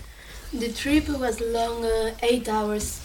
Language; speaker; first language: English; non-native, learner; Italian